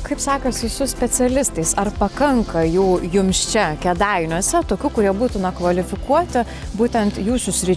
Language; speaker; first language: Lithuanian; native; Lithuanian